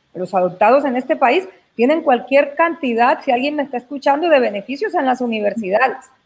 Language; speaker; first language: Spanish; native; Spanish